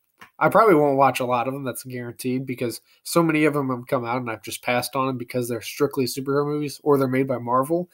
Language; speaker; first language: English; native; English